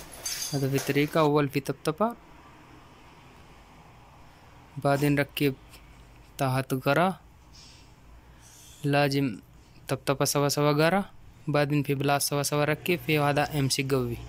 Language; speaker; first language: Arabic; non-native, learner; Hindi